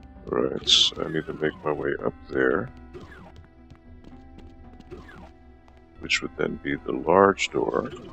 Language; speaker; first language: English; native; English